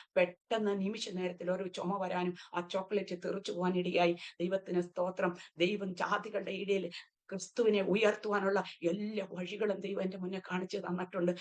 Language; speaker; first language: Malayalam; early bilingual, heritage; Malayalam